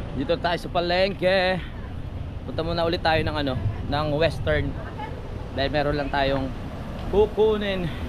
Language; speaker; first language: Filipino; native; Filipino